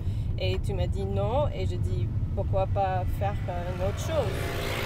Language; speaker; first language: French; non-native, learner; English